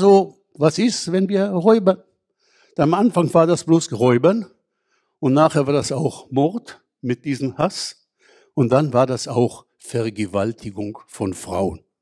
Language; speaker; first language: German; non-native, fluent; Hebrew